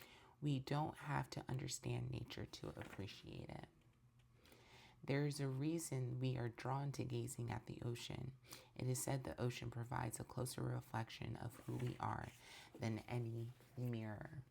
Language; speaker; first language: English; native; English